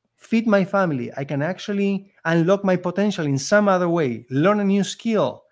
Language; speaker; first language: English; non-native, fluent; Spanish